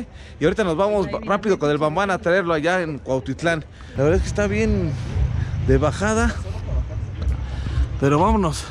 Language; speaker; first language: Spanish; native; Spanish